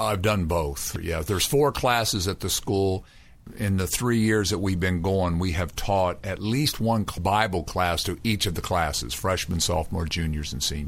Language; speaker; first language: English; native; English